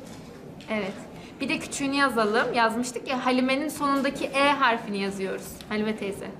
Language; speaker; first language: Turkish; native; Turkish